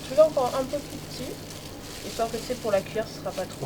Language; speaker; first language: French; native; French